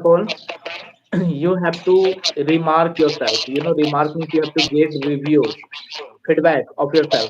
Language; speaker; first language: English; non-native, fluent; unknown